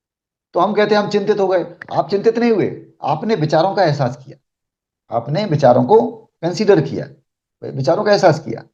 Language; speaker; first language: Hindi; native; Hindi